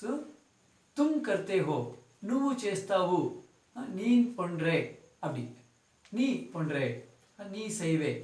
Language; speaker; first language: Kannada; non-native, local second language; Telugu